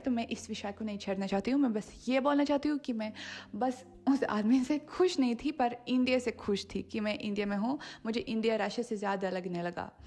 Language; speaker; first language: Hindi; non-native, fluent; Russian